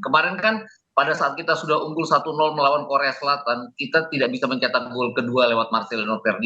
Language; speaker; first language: Indonesian; native; Indonesian